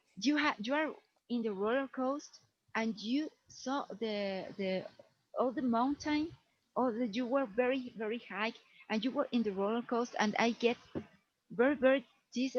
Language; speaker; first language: English; non-native, fluent; Spanish